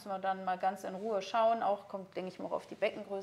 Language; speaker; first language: German; native; German